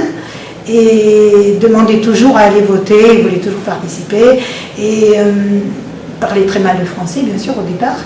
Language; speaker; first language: French; early bilingual, other home language; Italian